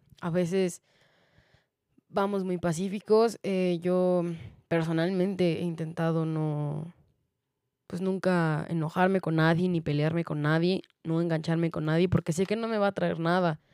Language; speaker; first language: Spanish; native; Spanish